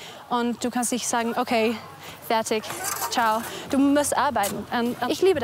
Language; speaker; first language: German; non-native, learner; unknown